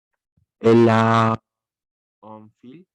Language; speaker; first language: French; non-native, learner; Spanish